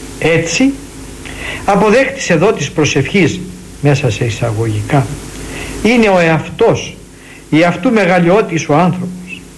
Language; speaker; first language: Greek; native; Greek